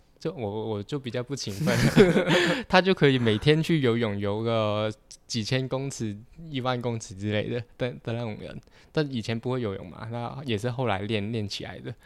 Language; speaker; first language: Chinese; non-native, local second language; Cantonese